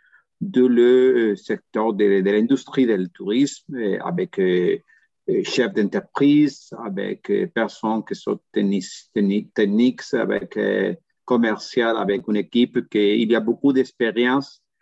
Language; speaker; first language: French; non-native, learner; Spanish